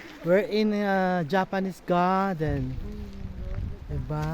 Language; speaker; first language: English; non-native, local second language; Filipino